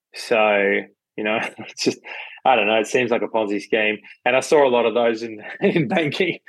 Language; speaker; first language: English; native; English